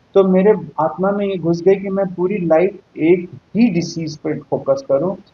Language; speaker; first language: Hindi; native; Hindi